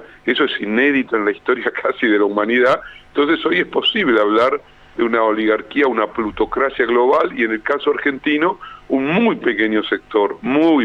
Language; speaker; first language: Spanish; native; Spanish